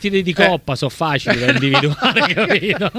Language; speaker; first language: Italian; native; Italian